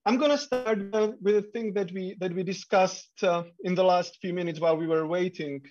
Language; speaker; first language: English; non-native, fluent; Slovak